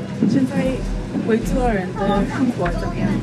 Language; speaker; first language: Chinese; non-native, fluent; English